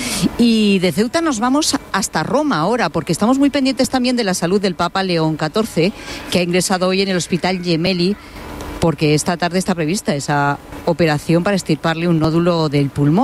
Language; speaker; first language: Spanish; native; Spanish